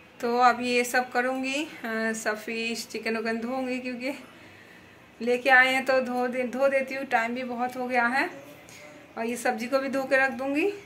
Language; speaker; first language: Hindi; non-native, local second language; Bangla